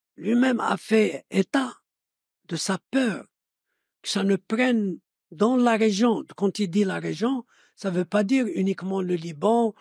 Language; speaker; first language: French; non-native, local second language; Arabic